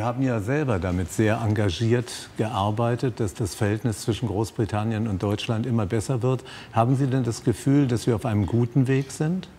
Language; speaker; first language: German; native; German